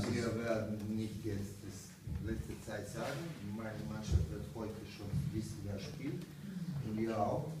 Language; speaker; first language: German; non-native, fluent; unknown